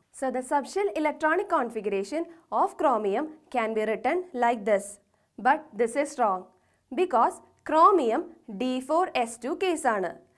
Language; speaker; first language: English; non-native, local second language; Malayalam